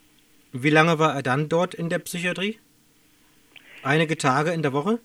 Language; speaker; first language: German; native; German